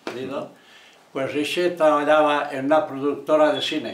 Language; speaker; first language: Spanish; non-native, local second language; Catalan